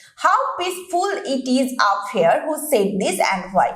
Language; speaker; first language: English; non-native, local second language; Bangla